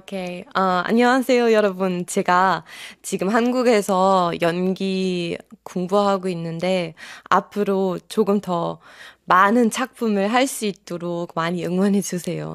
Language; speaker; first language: Korean; non-native, fluent; German